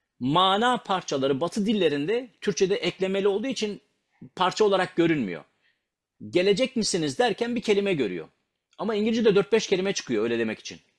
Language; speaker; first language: Turkish; non-native, local second language; Kurdish